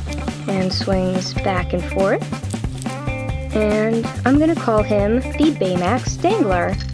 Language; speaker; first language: English; native; English